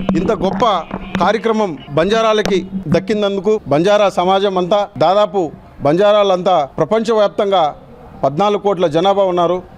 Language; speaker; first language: Telugu; non-native, local second language; Lambadi